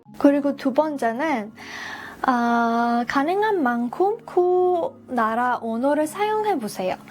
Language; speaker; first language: Korean; non-native, fluent; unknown